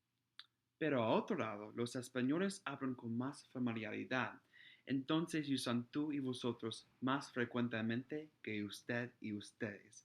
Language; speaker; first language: Spanish; non-native, fluent; English